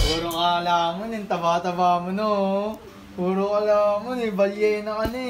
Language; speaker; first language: Filipino; native; Filipino